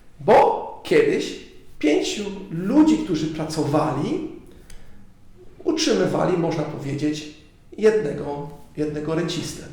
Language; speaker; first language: Polish; early bilingual, heritage; Polish